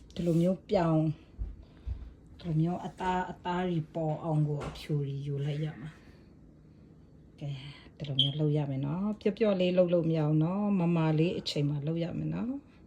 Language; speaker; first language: Burmese; non-native, local second language; Kachin